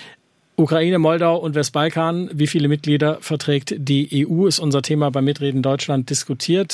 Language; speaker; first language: German; native; German